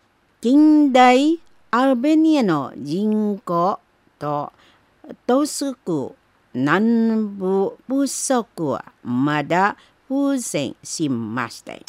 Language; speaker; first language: Japanese; non-native, learner; Indonesian